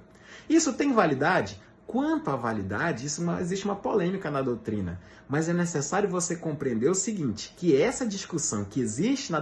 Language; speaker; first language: Portuguese; native; Portuguese